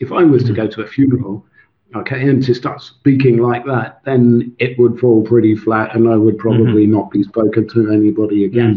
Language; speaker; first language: English; non-native, local second language; Swedish